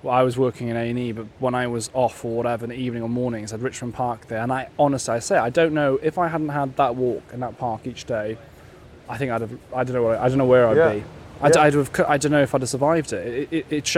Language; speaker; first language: English; native; English